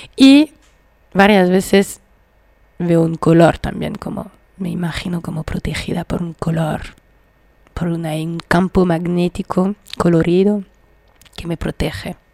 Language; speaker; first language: Spanish; non-native, fluent; French